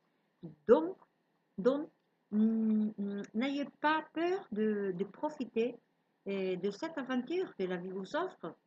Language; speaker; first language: French; non-native, learner; Spanish